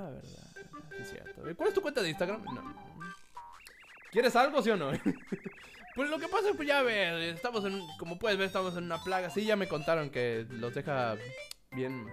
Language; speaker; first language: Spanish; native; Spanish